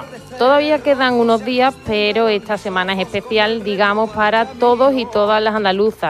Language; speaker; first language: Spanish; native; Spanish